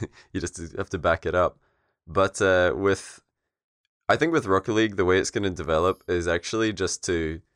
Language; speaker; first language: English; native; English